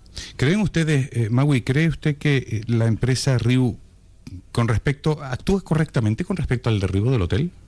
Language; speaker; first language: Spanish; native; Spanish